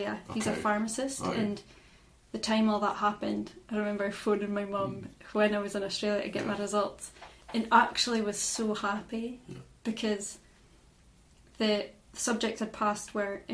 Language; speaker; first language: English; native; English